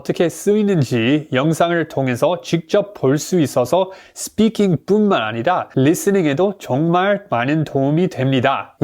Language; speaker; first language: Korean; non-native, fluent; English